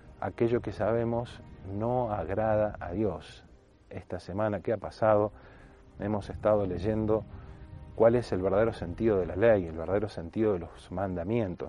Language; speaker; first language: Spanish; native; Spanish